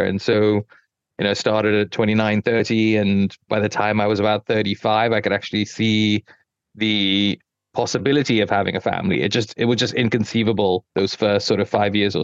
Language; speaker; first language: English; non-native, local second language; Yoruba